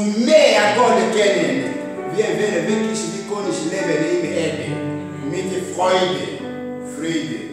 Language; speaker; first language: German; non-native, learner; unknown